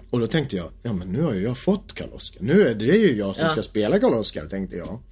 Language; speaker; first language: Swedish; native; Swedish